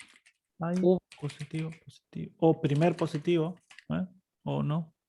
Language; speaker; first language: Spanish; native; Spanish